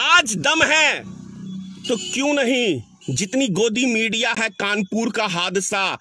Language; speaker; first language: Hindi; native; Hindi